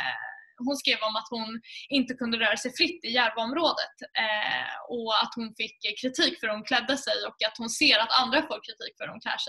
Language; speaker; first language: Swedish; native; Swedish